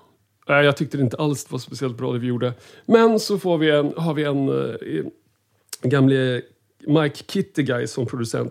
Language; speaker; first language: Swedish; native; Swedish